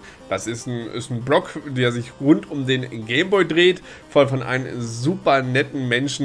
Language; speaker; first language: German; native; German